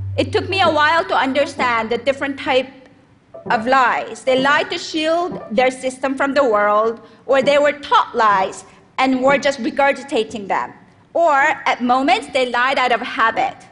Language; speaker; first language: English; non-native, fluent; Korean